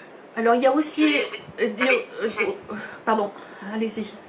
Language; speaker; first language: French; native; French